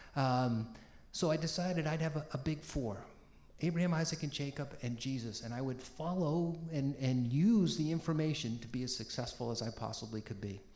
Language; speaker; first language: English; native; English